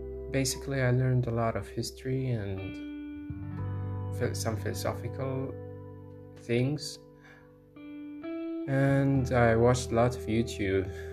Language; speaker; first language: English; non-native, fluent; Arabic